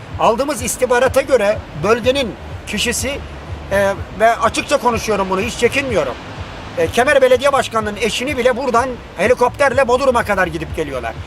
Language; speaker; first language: Turkish; native; Turkish